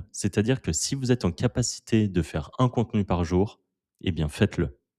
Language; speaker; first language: French; native; French